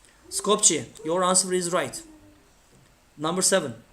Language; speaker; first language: English; non-native, fluent; Turkish